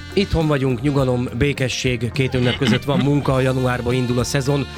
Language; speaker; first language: Hungarian; native; Hungarian